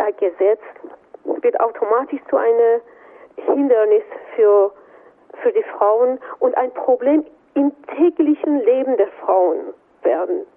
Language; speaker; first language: German; non-native, fluent; Persian